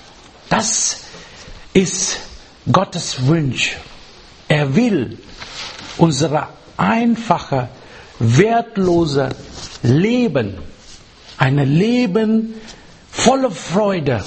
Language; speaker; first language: German; non-native, learner; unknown